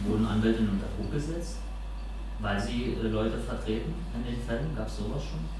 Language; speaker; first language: German; native; German